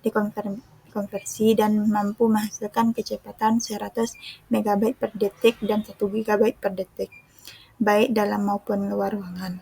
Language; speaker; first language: Indonesian; native; Indonesian